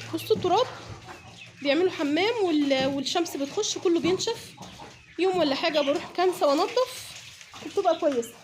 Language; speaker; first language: Arabic; native; Arabic